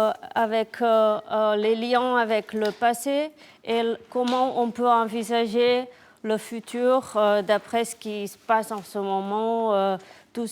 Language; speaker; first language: French; non-native, fluent; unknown